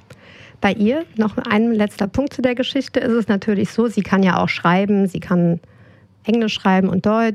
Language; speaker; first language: German; native; German